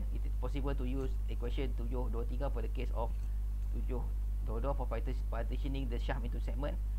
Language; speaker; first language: English; non-native, local second language; Malay